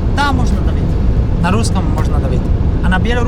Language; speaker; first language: Russian; non-native, fluent; Italian